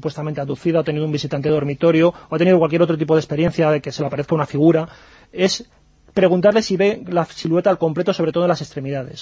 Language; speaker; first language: Spanish; native; Spanish